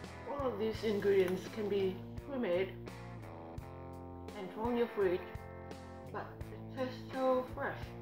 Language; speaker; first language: English; non-native, fluent; Vietnamese